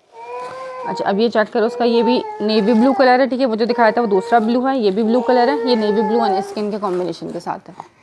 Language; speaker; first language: Urdu; native; Urdu